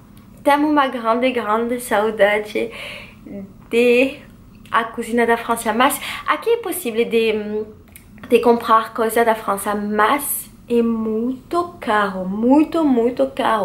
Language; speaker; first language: Portuguese; non-native, learner; French